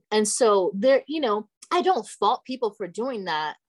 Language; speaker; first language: English; early bilingual, other home language; Portuguese